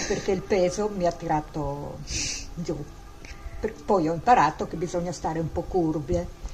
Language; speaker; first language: Italian; non-native, local second language; Friulian